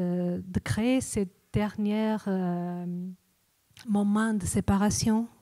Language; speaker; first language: French; non-native, fluent; Portuguese